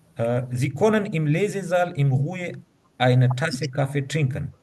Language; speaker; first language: German; non-native, fluent; Urdu